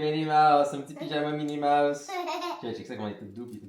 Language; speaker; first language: French; native; French